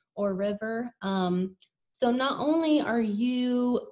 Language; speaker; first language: English; native; English